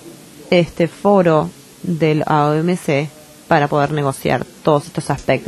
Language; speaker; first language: Spanish; non-native, fluent; Japanese